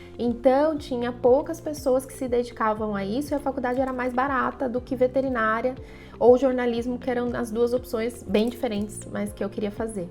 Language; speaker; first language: Portuguese; non-native, fluent; Spanish